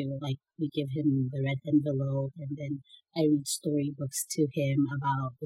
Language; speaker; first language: English; non-native, local second language; Bikol